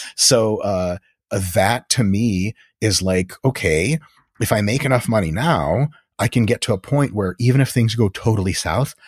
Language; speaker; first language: English; early bilingual, other home language; Russian